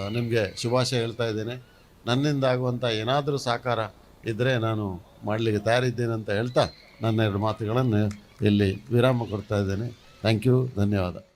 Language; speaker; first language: Kannada; non-native, local second language; Tulu